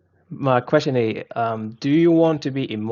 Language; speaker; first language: English; non-native, fluent; Vietnamese